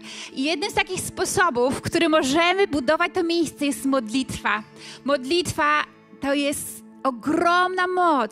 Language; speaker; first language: Polish; native; Polish